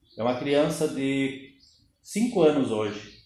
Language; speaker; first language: Portuguese; native; Portuguese